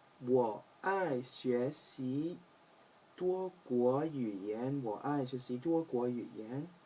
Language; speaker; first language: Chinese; early bilingual, heritage; Chinese